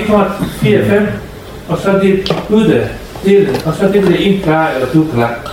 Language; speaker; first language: Danish; non-native, learner; Persian